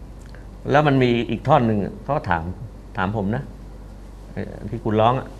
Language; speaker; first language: Thai; native; Thai